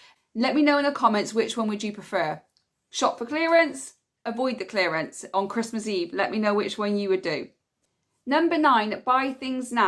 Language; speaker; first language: English; native; English